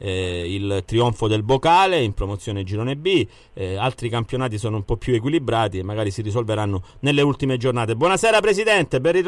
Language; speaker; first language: Italian; native; Italian